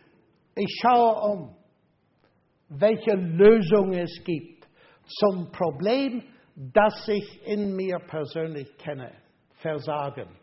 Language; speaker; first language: German; non-native, fluent; English